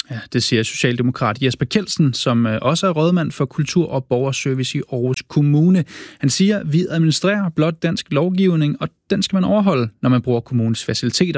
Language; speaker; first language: Danish; native; Danish